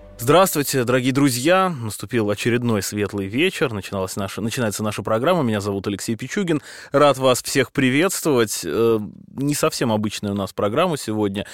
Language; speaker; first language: Russian; native; Russian